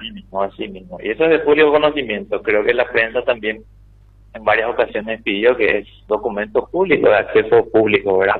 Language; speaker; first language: Spanish; native; Spanish